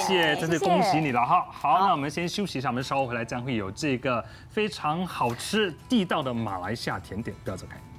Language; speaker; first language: Chinese; native; Chinese